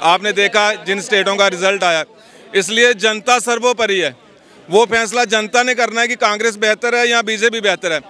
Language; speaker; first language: Hindi; native; Hindi